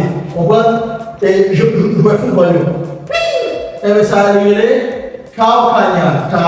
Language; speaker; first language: Portuguese; non-native, local second language; Haitian Creole